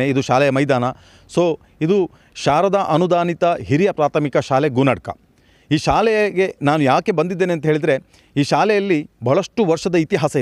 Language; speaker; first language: Kannada; native; Kannada